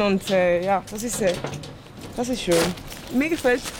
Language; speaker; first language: German; non-native, fluent; Spanish